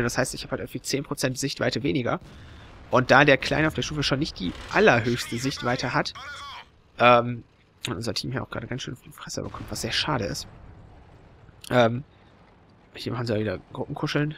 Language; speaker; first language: German; native; German